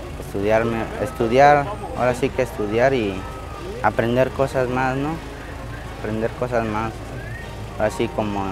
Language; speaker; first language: Spanish; early bilingual, other home language; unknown